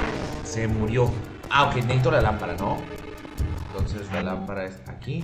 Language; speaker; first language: Spanish; native; Spanish